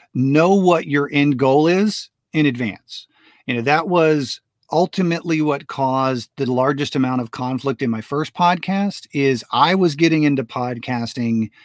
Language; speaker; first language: English; native; English